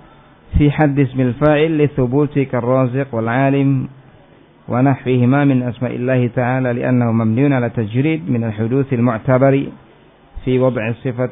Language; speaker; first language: Arabic; non-native, fluent; Indonesian